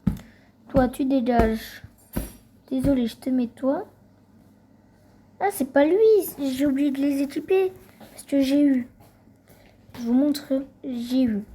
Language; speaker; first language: French; native; French